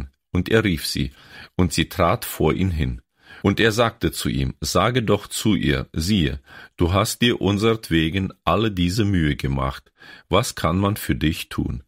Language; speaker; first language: German; native; German